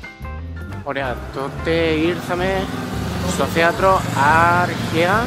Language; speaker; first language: Greek; non-native, learner; Spanish